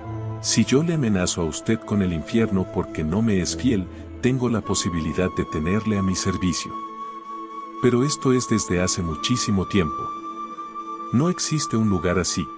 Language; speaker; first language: Spanish; native; Spanish